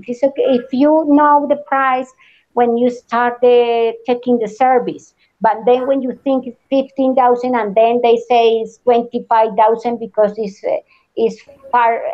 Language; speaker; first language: English; non-native, learner; Spanish